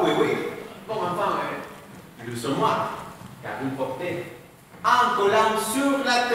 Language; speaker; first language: French; non-native, learner; Spanish